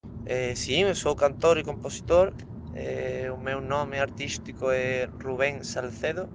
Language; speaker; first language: Portuguese; non-native, fluent; Spanish